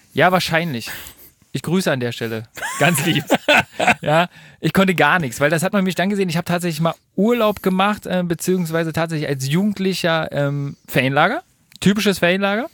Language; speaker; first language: German; native; German